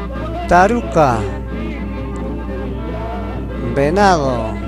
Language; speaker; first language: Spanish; non-native, local second language; Quechua